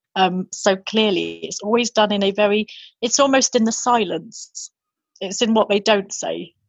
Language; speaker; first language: English; native; English